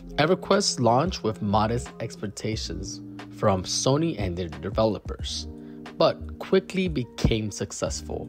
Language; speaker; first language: English; native; English